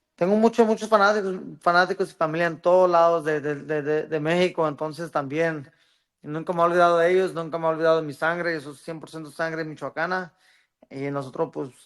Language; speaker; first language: Spanish; early bilingual, heritage; Spanish